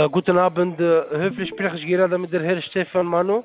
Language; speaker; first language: German; non-native, learner; Arabic